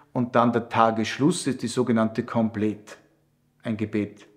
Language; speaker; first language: German; native; German